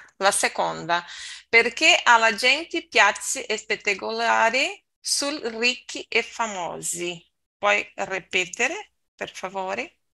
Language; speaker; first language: Italian; non-native, learner; Portuguese